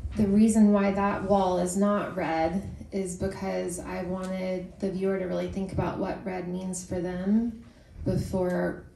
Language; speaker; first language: English; native; English